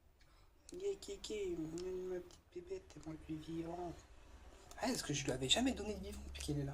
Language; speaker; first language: French; native; French